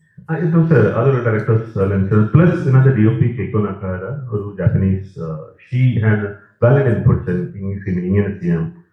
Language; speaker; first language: English; non-native, local second language; Malayalam